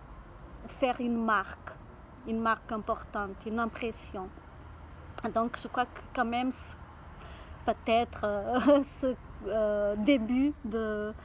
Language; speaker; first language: French; non-native, fluent; Portuguese